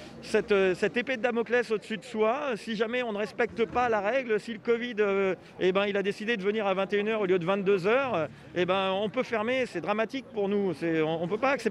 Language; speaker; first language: French; native; French